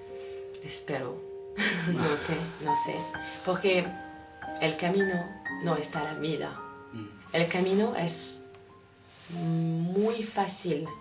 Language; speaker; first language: Spanish; non-native, learner; French